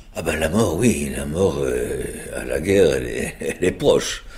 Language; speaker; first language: French; native; French